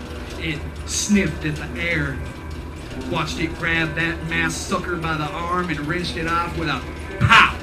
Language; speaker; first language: English; native; English